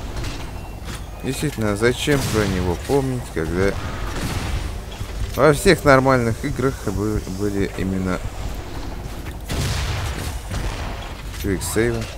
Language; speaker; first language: Russian; native; Russian